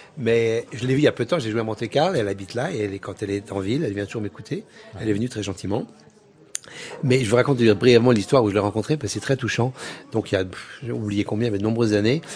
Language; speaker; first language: French; native; French